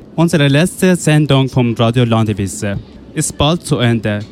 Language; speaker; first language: German; non-native, fluent; Persian